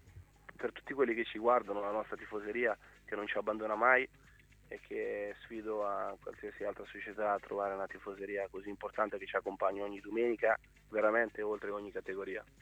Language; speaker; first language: Italian; native; Italian